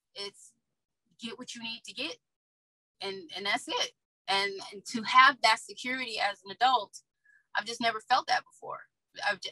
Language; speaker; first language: English; native; English